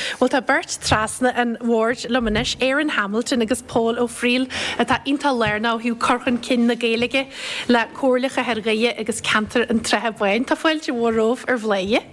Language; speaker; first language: Irish; native; Irish